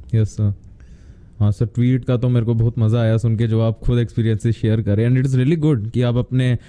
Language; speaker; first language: Hindi; native; Hindi